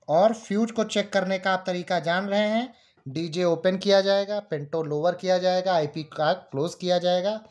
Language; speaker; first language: Hindi; native; Hindi